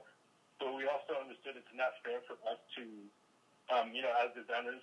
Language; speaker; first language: English; non-native, local second language; Igbo